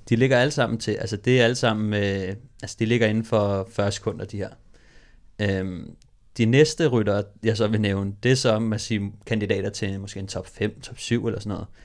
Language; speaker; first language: Danish; native; Danish